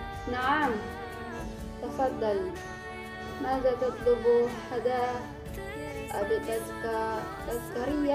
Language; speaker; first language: Arabic; non-native, learner; Indonesian